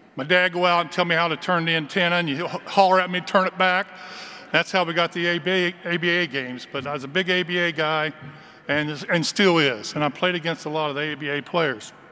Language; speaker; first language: English; native; English